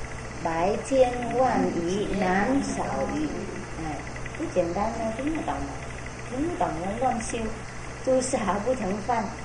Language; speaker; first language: Chinese; non-native, fluent; Vietnamese